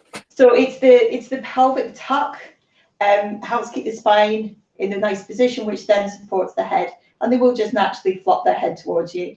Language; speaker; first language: English; native; English